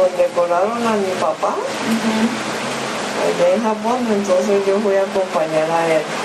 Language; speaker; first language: Spanish; early bilingual, other home language; Japanese